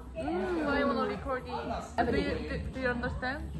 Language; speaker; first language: English; non-native, learner; Korean